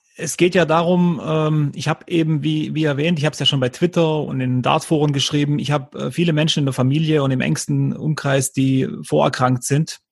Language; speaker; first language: German; early bilingual, other home language; Croatian